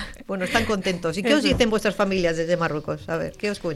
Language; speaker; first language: Spanish; native; Spanish